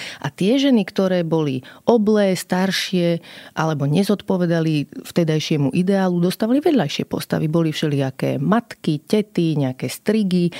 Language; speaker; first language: Slovak; native; Slovak